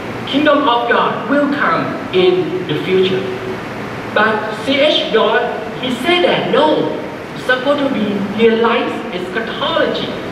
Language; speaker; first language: English; non-native, fluent; Thai